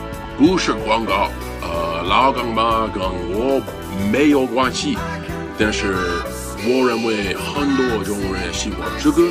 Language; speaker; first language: Chinese; non-native, learner; English